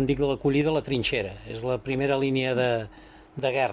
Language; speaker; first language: Catalan; native; Catalan